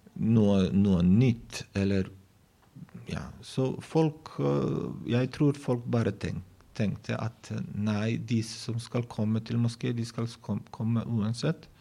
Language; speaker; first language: Norwegian; non-native, fluent; Bosnian